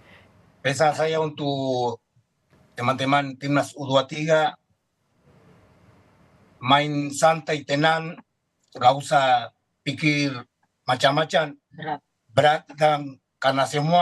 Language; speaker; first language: Indonesian; non-native, fluent; Spanish